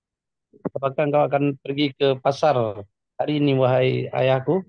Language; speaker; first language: Indonesian; non-native, learner; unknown